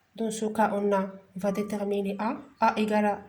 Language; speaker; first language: French; non-native, local second language; Arabic